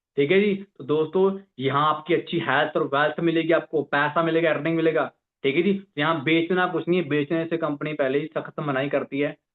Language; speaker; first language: Hindi; non-native, local second language; Punjabi